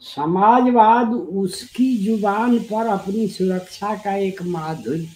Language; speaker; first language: Hindi; native; Hindi